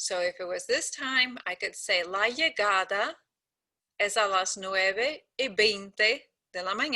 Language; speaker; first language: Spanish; non-native, fluent; English